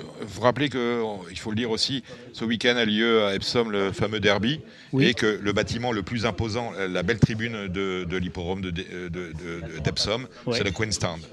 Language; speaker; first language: French; native; French